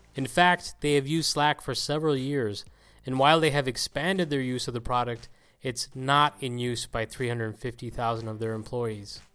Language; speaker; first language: English; native; English